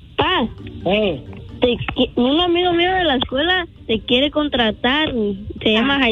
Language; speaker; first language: Spanish; early bilingual, other home language; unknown